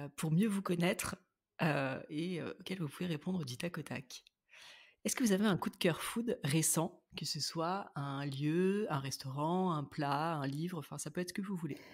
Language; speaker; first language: French; native; French